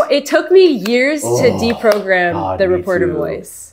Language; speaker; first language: English; native; English